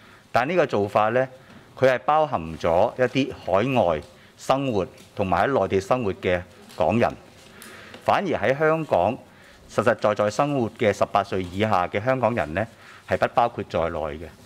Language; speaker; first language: Cantonese; native; Cantonese